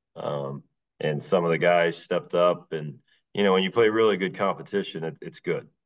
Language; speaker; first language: English; native; English